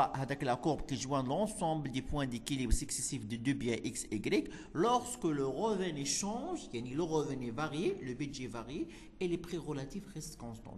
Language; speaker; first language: French; non-native, local second language; Arabic